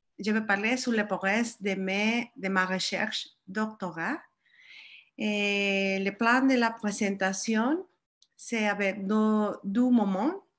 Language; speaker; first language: French; non-native, learner; Spanish